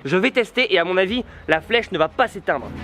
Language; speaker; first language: French; native; French